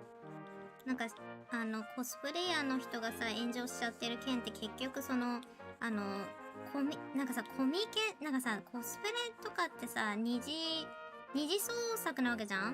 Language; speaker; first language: Japanese; native; Japanese